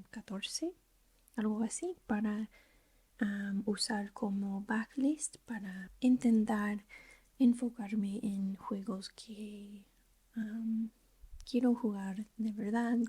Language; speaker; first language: Spanish; non-native, learner; English